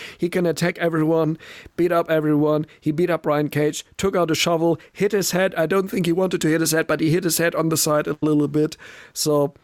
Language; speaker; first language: English; non-native, fluent; German